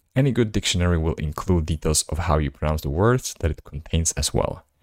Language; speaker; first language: English; non-native, fluent; Slovak